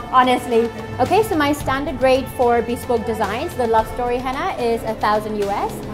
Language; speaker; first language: English; non-native, local second language; Urdu